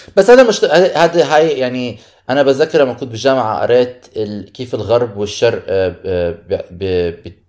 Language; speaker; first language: Arabic; non-native, local second language; Kurdish